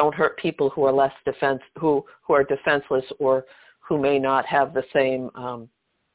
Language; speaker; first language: English; native; English